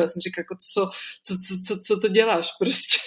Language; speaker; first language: Czech; native; Czech